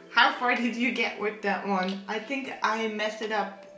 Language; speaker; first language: English; non-native, fluent; German